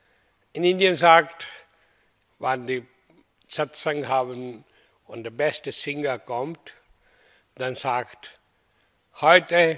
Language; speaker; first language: German; non-native, learner; Hindi